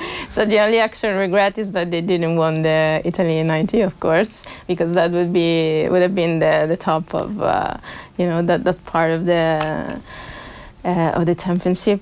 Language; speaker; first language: English; non-native, fluent; Italian